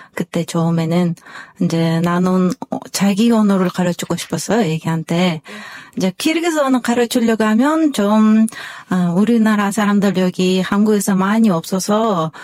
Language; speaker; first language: Korean; non-native, fluent; Kyrgyz